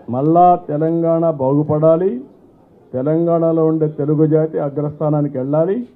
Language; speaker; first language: Telugu; native; Telugu